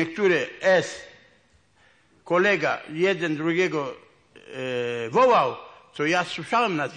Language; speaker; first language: Polish; non-native, local second language; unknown